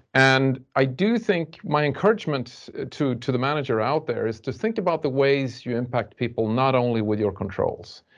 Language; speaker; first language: English; non-native, fluent; Swedish